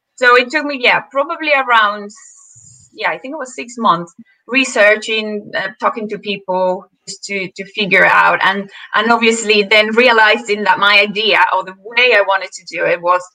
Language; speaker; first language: English; non-native, fluent; Spanish